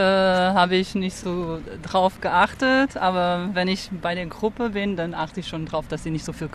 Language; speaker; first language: German; non-native, fluent; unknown